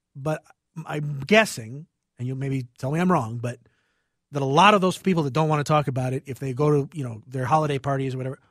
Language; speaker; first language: English; native; English